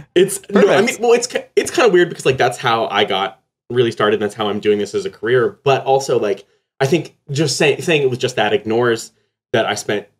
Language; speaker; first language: English; native; English